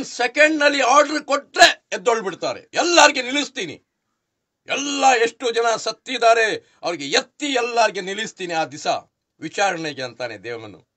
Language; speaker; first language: Kannada; non-native, local second language; Urdu